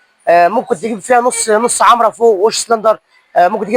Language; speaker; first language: Arabic; native; Arabic